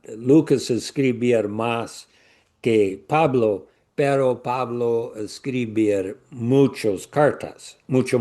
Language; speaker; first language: Spanish; non-native, learner; English